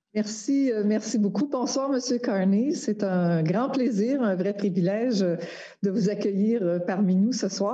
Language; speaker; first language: French; native; French